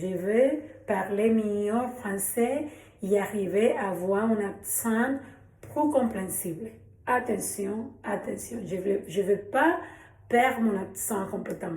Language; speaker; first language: French; non-native, learner; Spanish